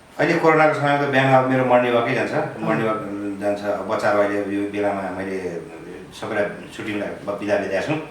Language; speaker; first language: Nepali; native; Nepali